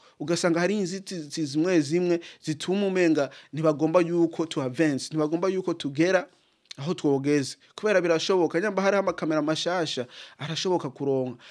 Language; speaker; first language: Rundi; native; Rundi